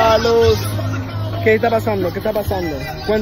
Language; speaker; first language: Spanish; early bilingual, heritage; English